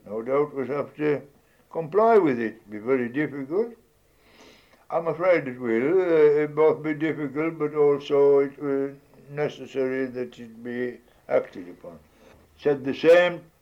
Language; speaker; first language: English; native; English